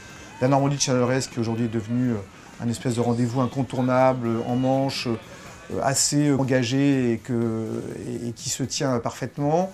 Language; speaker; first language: French; native; French